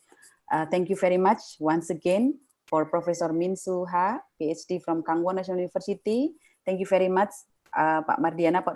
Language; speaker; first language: English; non-native, fluent; Indonesian